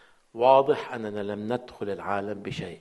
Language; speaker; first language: Arabic; native; Arabic